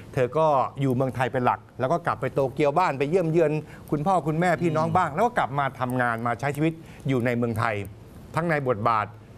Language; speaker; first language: Thai; native; Thai